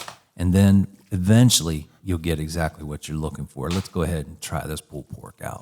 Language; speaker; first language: English; native; English